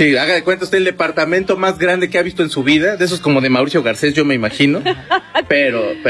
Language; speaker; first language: Spanish; native; Spanish